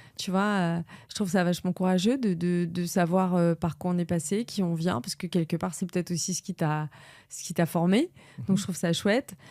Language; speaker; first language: French; native; French